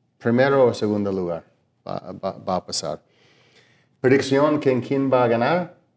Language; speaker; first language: Spanish; non-native, learner; English